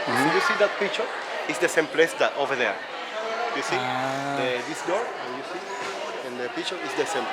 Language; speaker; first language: English; non-native, learner; Spanish